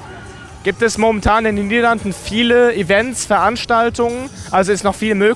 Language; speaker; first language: German; native; German